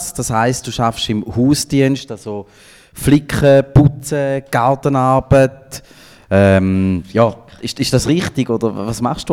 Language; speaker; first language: German; native; German